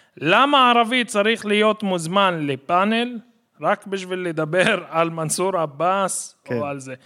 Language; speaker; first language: Hebrew; non-native, local second language; Arabic